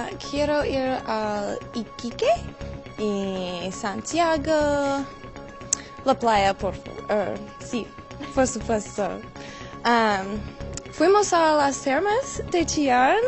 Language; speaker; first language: Spanish; non-native, learner; English